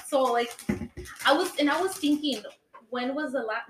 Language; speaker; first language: English; early bilingual, other home language; Spanish